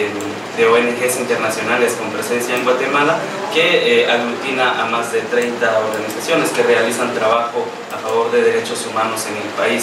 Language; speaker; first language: Spanish; native; Spanish